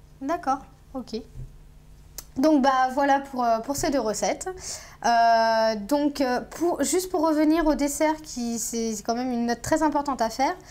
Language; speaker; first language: French; native; French